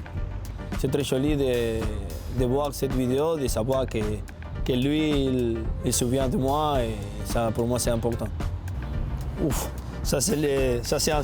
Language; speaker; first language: French; non-native, learner; Spanish